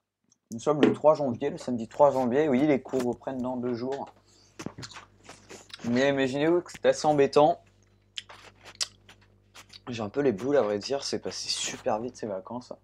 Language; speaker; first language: French; native; French